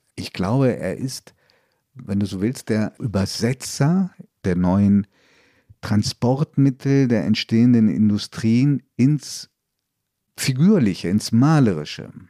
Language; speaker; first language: German; early bilingual, other home language; Italian